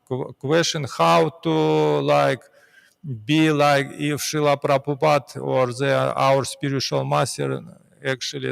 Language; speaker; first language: English; non-native, learner; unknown